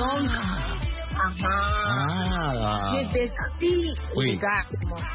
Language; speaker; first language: French; non-native, learner; Akan